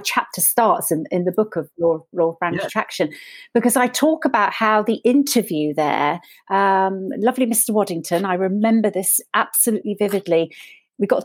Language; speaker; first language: English; native; English